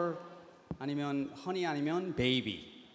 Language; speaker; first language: Korean; early bilingual, heritage; English